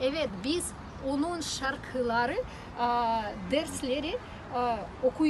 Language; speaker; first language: Turkish; non-native, learner; Russian